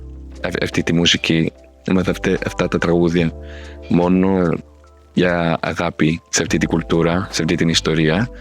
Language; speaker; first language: Greek; non-native, fluent; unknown